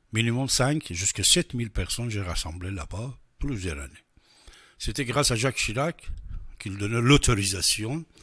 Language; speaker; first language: French; non-native, fluent; Persian